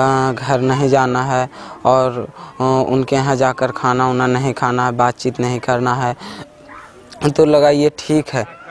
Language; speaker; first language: Hindi; non-native, local second language; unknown